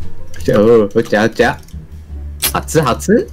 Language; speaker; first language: Chinese; native; Chinese